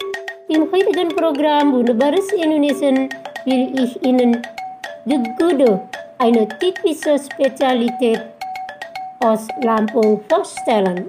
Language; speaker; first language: German; non-native, fluent; Indonesian